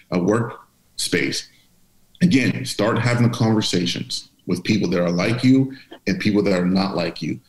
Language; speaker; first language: English; native; English